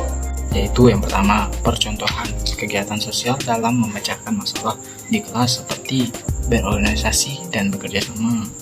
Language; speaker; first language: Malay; non-native, local second language; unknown